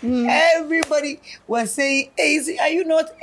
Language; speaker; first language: English; non-native, local second language; Akan